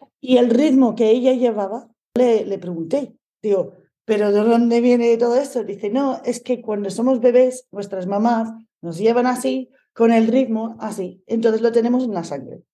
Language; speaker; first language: Spanish; non-native, fluent; English